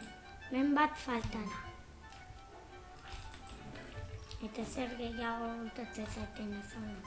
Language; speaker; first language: Basque; non-native, local second language; Spanish